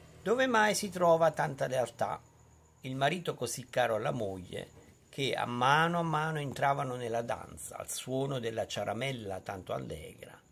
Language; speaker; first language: Italian; native; Italian